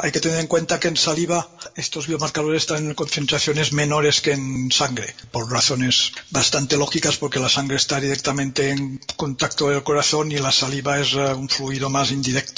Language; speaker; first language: Spanish; native; Spanish